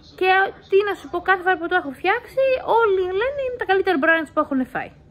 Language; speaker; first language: Greek; early bilingual, heritage; Greek